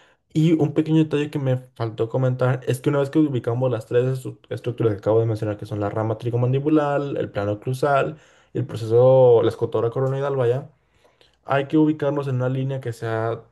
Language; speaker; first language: Spanish; native; Spanish